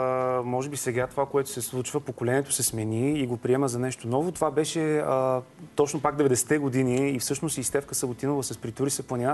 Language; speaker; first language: Bulgarian; native; Bulgarian